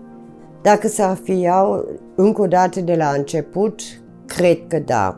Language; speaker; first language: Romanian; non-native, fluent; German